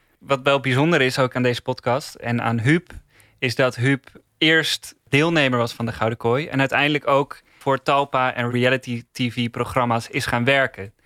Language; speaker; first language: Dutch; native; Dutch